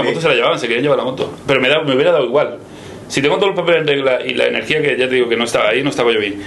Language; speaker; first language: Spanish; native; Spanish